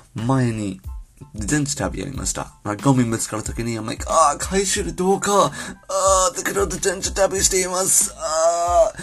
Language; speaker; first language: Japanese; non-native, learner; English